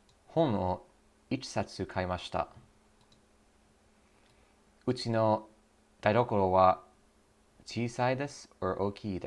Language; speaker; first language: Japanese; non-native, learner; English